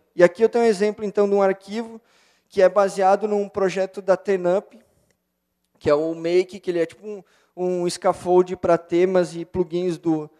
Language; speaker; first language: Portuguese; native; Portuguese